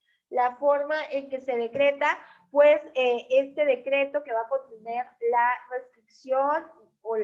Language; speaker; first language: Spanish; native; Spanish